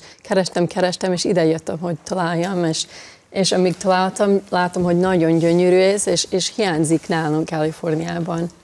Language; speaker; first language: Hungarian; early bilingual, heritage; English